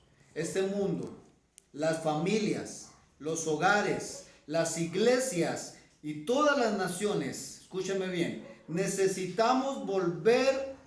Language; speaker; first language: Spanish; native; Spanish